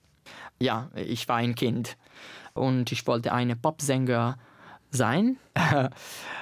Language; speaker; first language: German; non-native, fluent; Italian